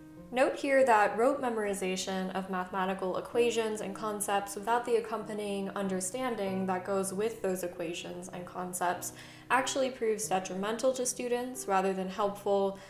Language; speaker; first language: English; native; English